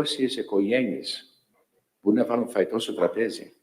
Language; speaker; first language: Greek; early bilingual, heritage; English